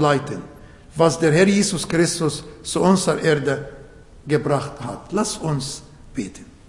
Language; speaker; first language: German; non-native, fluent; Arabic